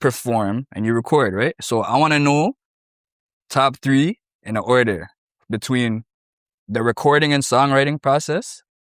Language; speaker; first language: English; native; English